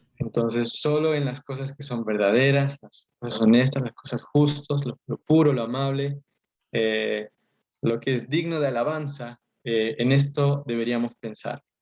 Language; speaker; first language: Spanish; early bilingual, heritage; Spanish